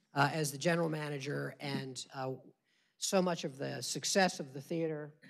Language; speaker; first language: English; native; English